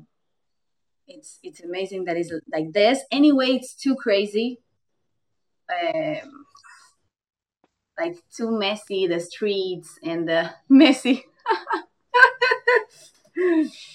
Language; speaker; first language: English; non-native, fluent; Spanish